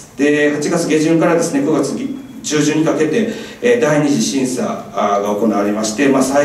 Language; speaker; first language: Japanese; native; Japanese